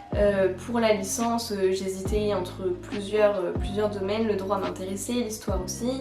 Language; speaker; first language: French; native; French